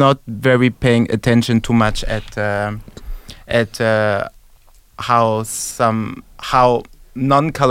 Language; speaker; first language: English; non-native, fluent; French